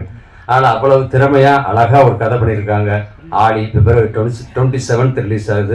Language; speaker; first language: Tamil; native; Tamil